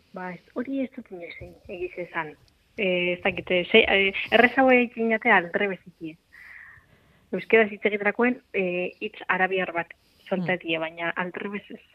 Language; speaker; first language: Basque; early bilingual, other home language; Arabic